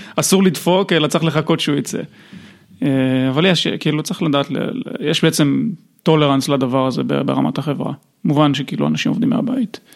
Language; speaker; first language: Hebrew; native; Hebrew